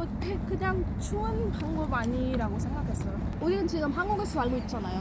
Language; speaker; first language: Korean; non-native, learner; Hindi